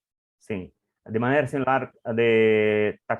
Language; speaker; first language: Spanish; non-native, learner; English